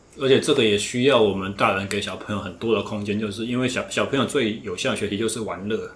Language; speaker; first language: Chinese; native; Chinese